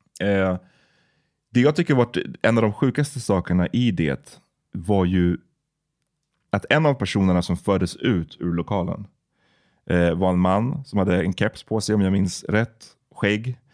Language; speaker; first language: Swedish; native; Swedish